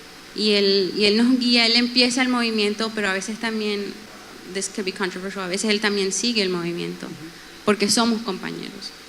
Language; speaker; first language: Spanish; early bilingual, heritage; Spanish